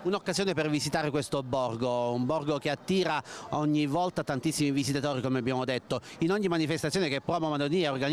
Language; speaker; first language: Italian; native; Italian